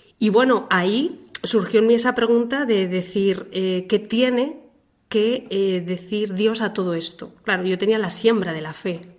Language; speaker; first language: Spanish; native; Spanish